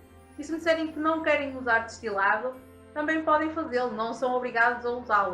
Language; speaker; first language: Portuguese; native; Portuguese